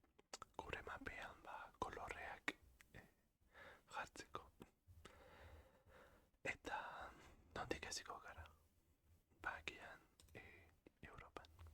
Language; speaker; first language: Basque; non-native, learner; French